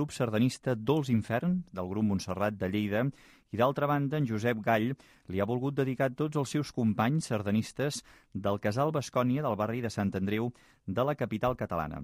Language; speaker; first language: Catalan; native; Catalan